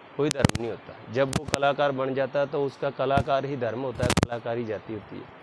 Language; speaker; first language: Hindi; non-native, local second language; Punjabi